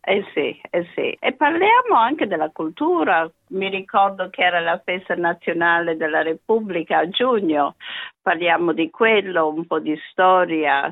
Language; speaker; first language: Italian; early bilingual, other home language; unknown